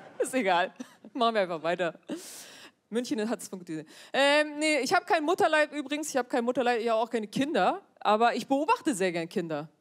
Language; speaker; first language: German; early bilingual, other home language; Turkish